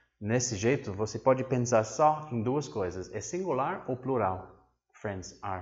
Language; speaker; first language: Portuguese; non-native, fluent; English